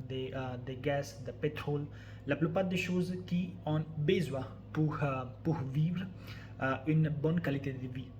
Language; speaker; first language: French; non-native, learner; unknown